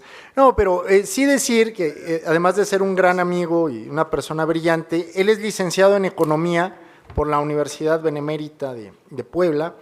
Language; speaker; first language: Spanish; native; Spanish